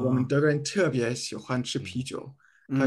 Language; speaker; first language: Chinese; non-native, fluent; German